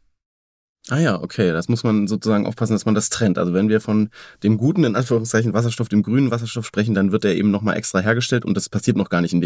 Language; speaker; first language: German; native; German